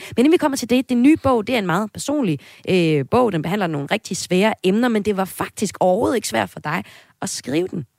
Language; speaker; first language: Danish; native; Danish